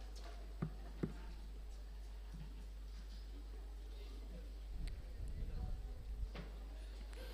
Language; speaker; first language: Indonesian; native; Indonesian